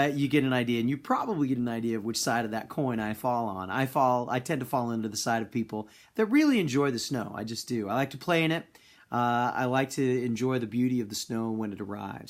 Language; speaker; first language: English; native; English